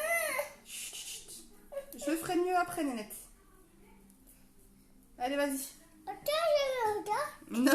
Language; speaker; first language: French; native; French